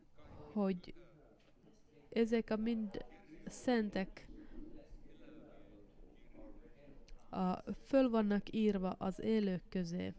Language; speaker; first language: Hungarian; non-native, fluent; Finnish